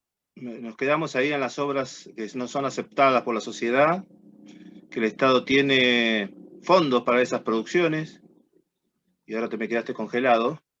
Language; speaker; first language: Spanish; native; Spanish